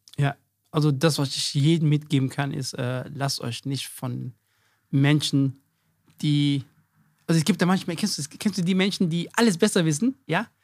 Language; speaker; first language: German; early bilingual, other home language; Akan